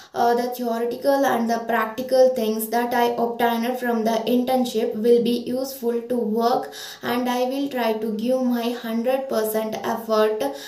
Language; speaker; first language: English; non-native, local second language; Kannada